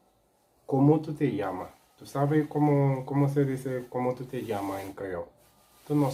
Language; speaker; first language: Spanish; non-native, local second language; Haitian Creole